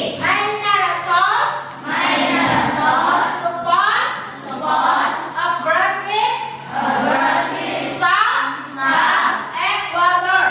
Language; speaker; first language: English; non-native, learner; Indonesian